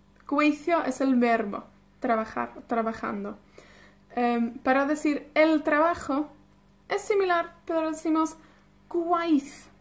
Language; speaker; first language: Spanish; non-native, fluent; Welsh